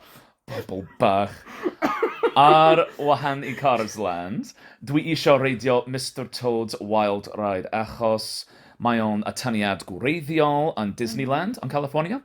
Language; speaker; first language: Welsh; non-native, learner; English